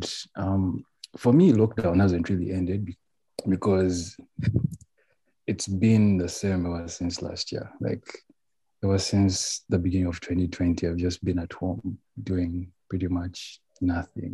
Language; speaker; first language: English; non-native, local second language; Ganda